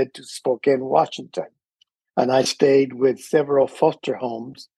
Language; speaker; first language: English; early bilingual, other home language; Spanish